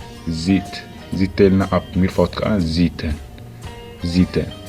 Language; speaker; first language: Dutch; non-native, fluent; Tigrinya